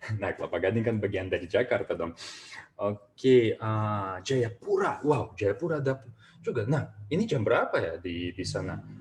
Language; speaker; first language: Indonesian; non-native, fluent; Russian